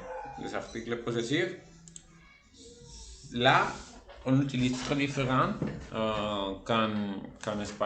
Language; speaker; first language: French; non-native, fluent; Spanish